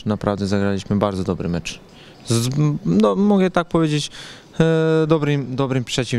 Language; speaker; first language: Polish; non-native, learner; Serbian